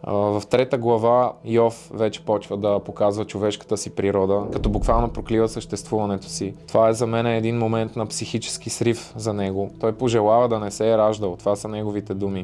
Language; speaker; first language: Bulgarian; native; Bulgarian